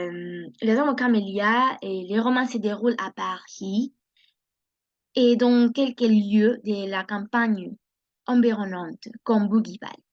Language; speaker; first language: French; non-native, learner; Spanish